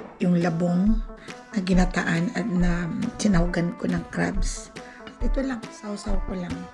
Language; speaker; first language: Filipino; non-native, local second language; Cebuano